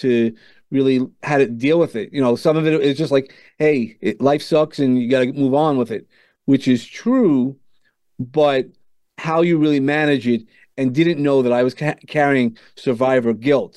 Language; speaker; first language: English; native; English